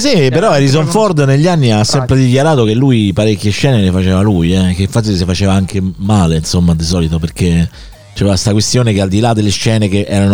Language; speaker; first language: Italian; native; Italian